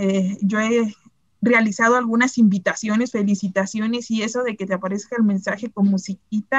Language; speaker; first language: Spanish; native; Spanish